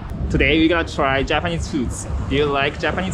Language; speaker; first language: English; non-native, fluent; Japanese